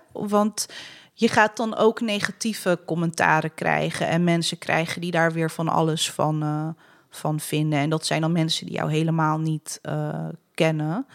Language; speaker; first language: Dutch; early bilingual, other home language; Arabic